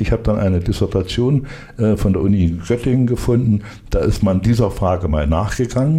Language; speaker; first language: German; native; German